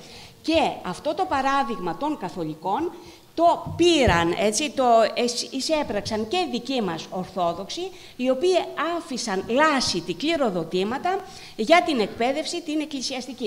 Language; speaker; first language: Greek; native; Greek